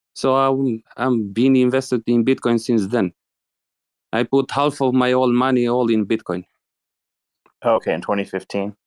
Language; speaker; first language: English; non-native, fluent; Arabic